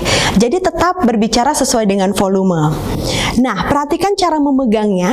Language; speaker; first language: Indonesian; native; Indonesian